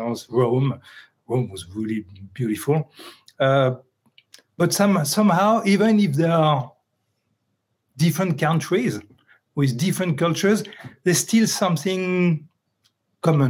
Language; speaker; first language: English; non-native, fluent; French